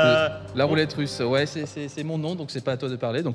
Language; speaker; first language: French; native; French